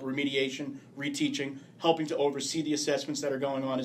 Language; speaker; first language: English; native; English